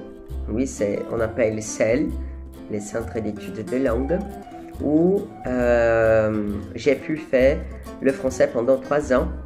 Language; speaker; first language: French; non-native, fluent; Portuguese